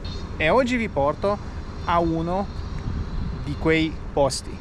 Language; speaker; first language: Italian; non-native, fluent; Russian